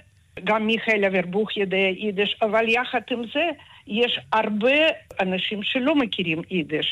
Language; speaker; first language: Hebrew; non-native, fluent; Russian